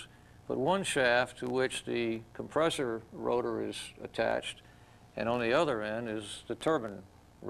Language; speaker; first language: English; native; English